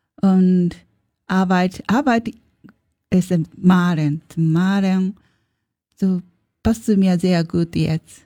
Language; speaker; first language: German; non-native, learner; Japanese